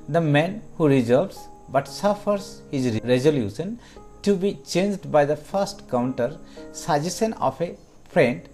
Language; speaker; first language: English; non-native, local second language; Bangla